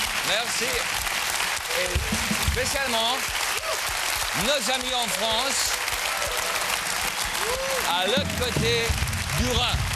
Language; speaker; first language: French; non-native, learner; German